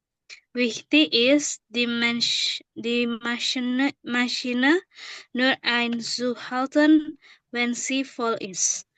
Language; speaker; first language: German; non-native, learner; Indonesian